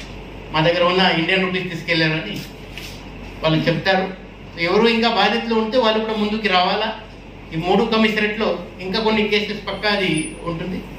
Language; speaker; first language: Telugu; native; Telugu